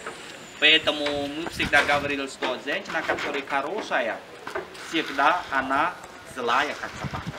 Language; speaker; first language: Russian; non-native, learner; Khmer